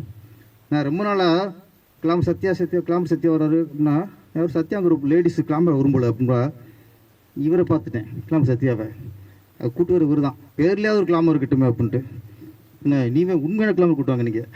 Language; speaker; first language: Tamil; native; Tamil